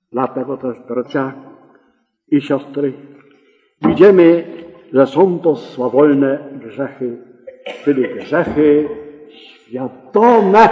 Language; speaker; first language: Polish; native; Polish